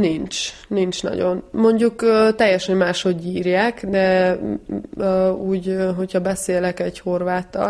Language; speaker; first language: Hungarian; early bilingual, heritage; Hungarian